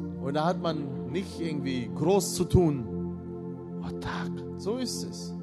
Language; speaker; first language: German; non-native, fluent; Russian